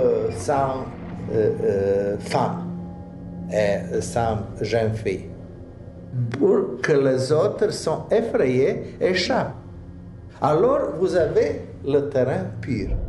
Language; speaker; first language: French; non-native, learner; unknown